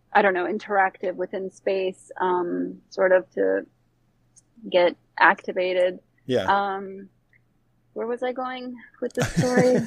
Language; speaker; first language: English; early bilingual, other home language; Bosnian